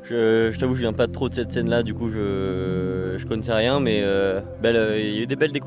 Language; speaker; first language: French; native; French